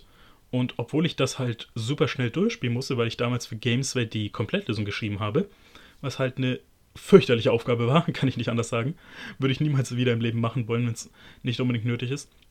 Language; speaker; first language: German; native; German